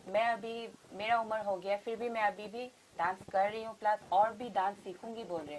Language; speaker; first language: Hindi; non-native, local second language; Assamese